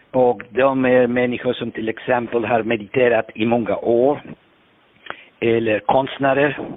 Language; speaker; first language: Swedish; non-native, fluent; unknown